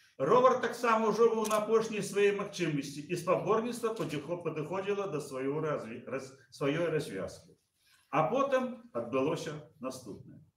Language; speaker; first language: Belarusian; native; Belarusian